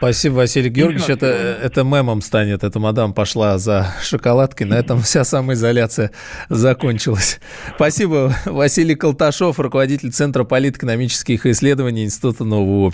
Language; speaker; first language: Russian; native; Russian